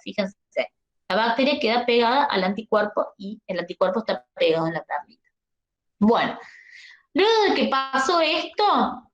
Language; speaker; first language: Spanish; native; Spanish